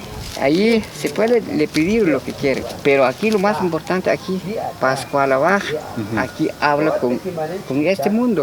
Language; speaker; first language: Spanish; non-native, local second language; Kʼicheʼ